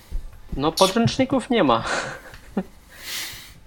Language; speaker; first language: Polish; non-native, fluent; Russian